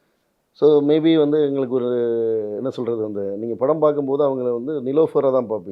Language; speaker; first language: Tamil; native; Tamil